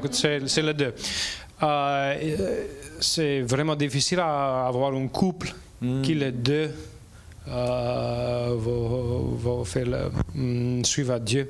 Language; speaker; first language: French; non-native, learner; English